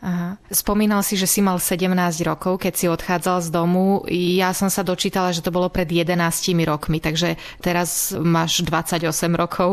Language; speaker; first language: Slovak; native; Slovak